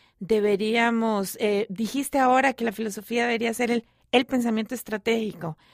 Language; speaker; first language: Spanish; native; Spanish